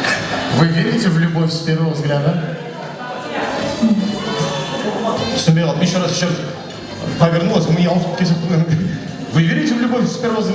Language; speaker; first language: Russian; non-native, local second language; Kazakh